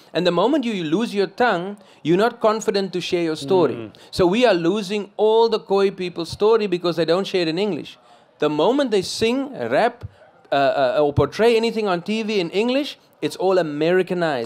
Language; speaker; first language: English; non-native, local second language; Afrikaans